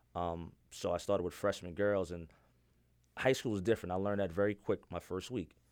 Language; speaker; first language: English; native; English